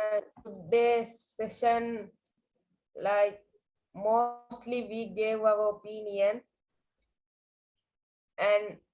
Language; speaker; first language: English; non-native, learner; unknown